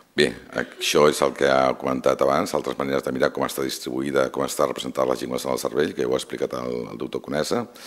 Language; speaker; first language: Catalan; non-native, local second language; Spanish